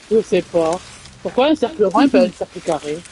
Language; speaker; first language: French; native; French